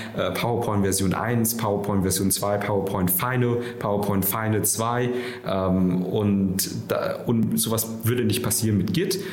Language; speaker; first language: German; early bilingual, other home language; Vietnamese